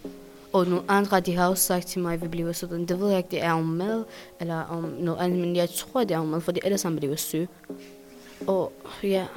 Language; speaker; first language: Danish; non-native, learner; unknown